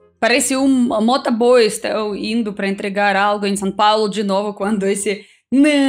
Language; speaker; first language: Portuguese; non-native, fluent; Russian